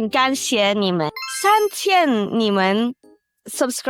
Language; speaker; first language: Chinese; non-native, learner; English